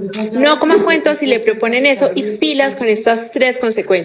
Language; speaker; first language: Spanish; native; Spanish